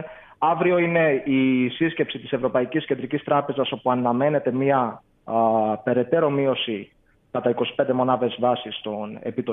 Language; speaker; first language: Greek; native; Greek